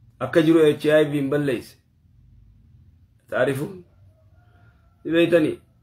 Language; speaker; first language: Oromo; native; Oromo